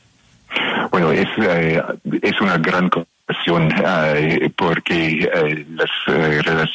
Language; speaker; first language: Spanish; non-native, learner; English